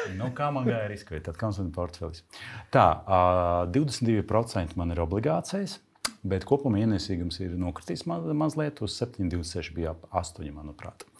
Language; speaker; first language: Latvian; non-native, local second language; Russian